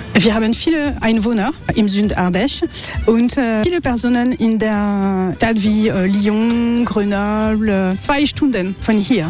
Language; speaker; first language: German; non-native, learner; French